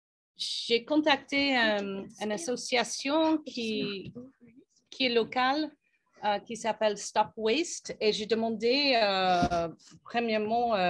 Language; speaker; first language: French; non-native, fluent; English